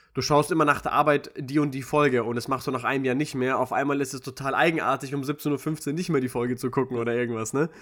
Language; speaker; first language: German; early bilingual, other home language; Russian